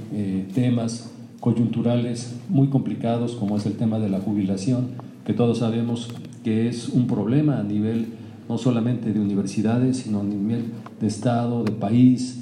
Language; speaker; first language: Spanish; native; Spanish